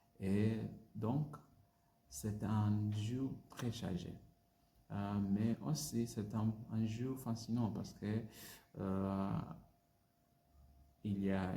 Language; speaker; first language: French; non-native, learner; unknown